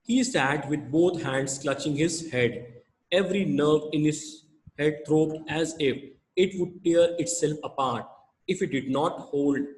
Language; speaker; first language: English; non-native, local second language; Hindi